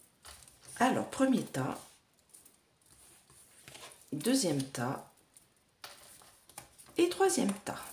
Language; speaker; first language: French; native; French